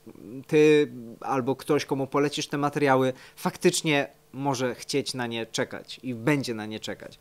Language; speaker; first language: Polish; native; Polish